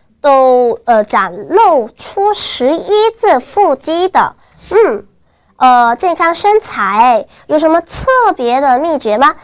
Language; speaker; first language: Chinese; non-native, fluent; Korean